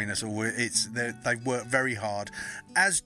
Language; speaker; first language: English; native; English